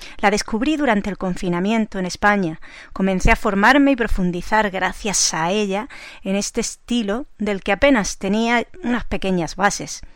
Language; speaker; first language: Spanish; native; Spanish